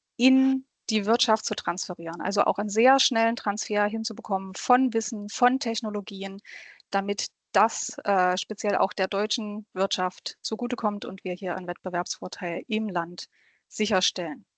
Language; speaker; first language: German; native; German